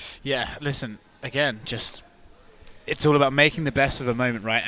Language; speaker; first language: English; native; English